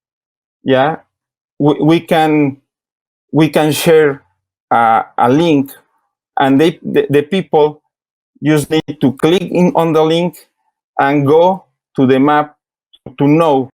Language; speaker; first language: English; non-native, learner; Spanish